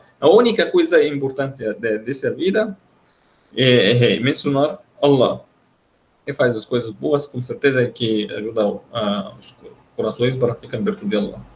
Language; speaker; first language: Portuguese; non-native, learner; Arabic